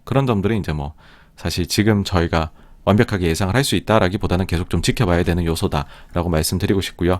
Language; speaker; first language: Korean; native; Korean